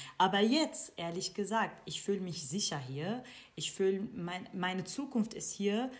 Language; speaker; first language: German; non-native, fluent; Kurdish